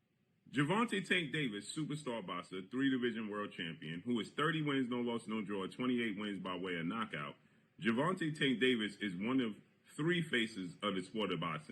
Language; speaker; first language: English; native; English